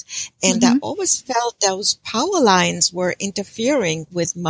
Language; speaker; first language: English; non-native, fluent; German